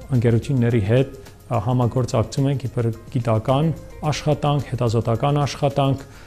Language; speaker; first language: Armenian; early bilingual, heritage; Armenian